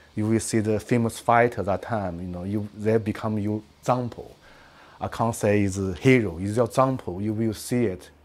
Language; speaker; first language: English; non-native, learner; Chinese